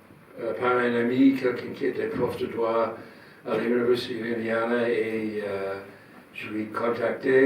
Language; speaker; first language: French; non-native, fluent; English